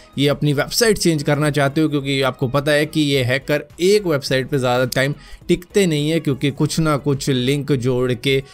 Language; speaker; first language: Hindi; native; Hindi